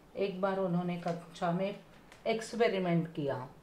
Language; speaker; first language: Hindi; non-native, local second language; Marathi